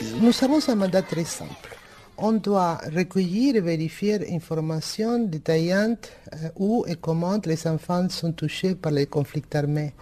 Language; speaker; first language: French; non-native, fluent; Spanish